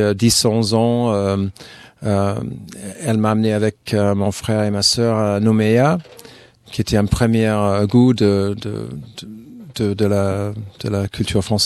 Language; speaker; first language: French; non-native, fluent; English